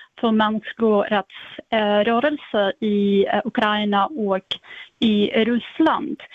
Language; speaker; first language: Swedish; non-native, fluent; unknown